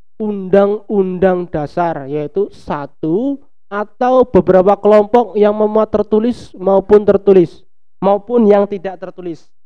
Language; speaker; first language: Indonesian; non-native, local second language; Javanese